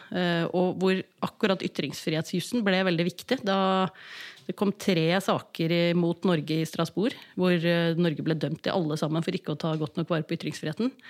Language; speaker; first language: Norwegian; native; Norwegian